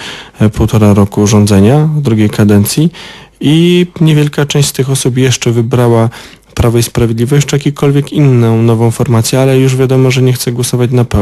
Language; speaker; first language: Polish; native; Polish